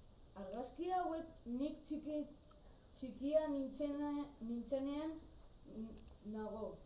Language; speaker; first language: Basque; non-native, local second language; Spanish